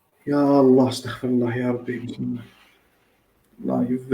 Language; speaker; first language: Arabic; native; Arabic